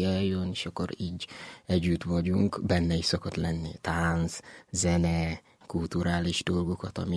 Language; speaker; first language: Hungarian; non-native, learner; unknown